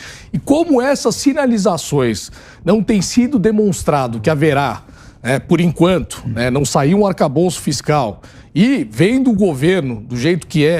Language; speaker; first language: Portuguese; native; Portuguese